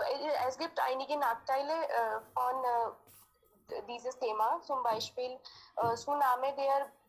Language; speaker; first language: German; non-native, learner; Hindi